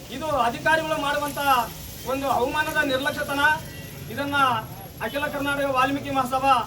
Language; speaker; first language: Kannada; native; Kannada